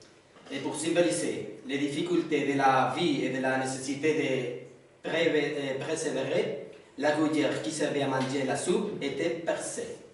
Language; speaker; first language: French; non-native, learner; Spanish